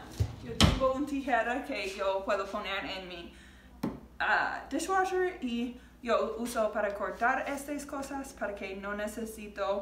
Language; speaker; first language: Spanish; non-native, learner; English